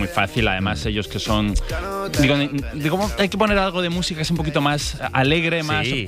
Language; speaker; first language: Spanish; native; Spanish